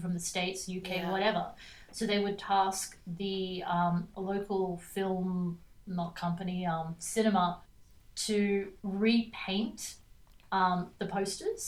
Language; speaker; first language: English; native; English